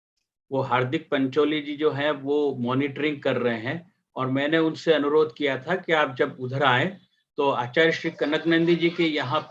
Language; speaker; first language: Hindi; native; Hindi